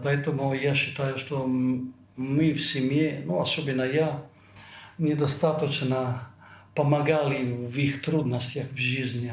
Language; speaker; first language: Russian; non-native, fluent; Italian